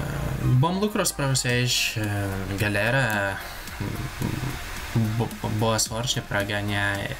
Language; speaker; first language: Portuguese; non-native, learner; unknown